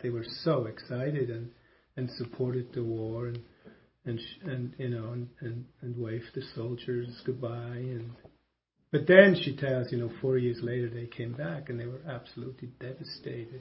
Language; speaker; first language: English; non-native, fluent; German